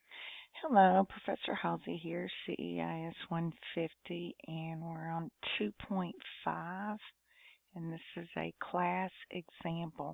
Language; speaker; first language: English; native; English